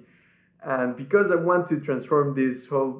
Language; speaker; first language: English; non-native, fluent; Spanish